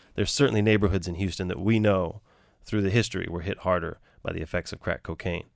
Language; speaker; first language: English; native; English